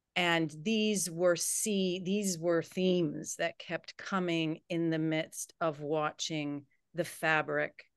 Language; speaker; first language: English; native; English